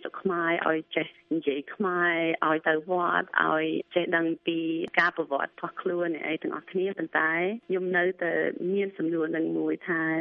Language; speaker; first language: Khmer; early bilingual, heritage; Khmer